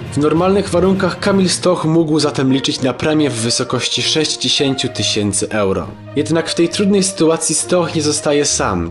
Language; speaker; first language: Polish; native; Polish